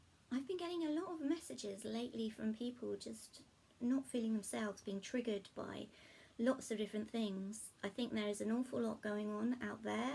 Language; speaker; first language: English; native; English